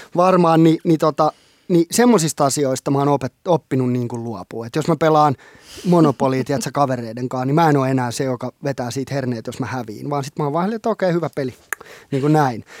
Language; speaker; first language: Finnish; non-native, local second language; Swedish